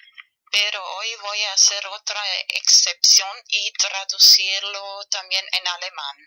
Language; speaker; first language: Spanish; non-native, fluent; German